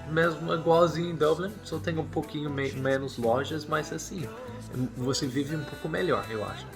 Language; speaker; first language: Portuguese; non-native, learner; English